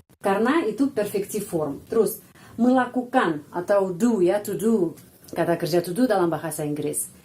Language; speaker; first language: Indonesian; non-native, fluent; Russian